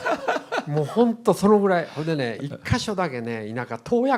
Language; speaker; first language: Japanese; native; Japanese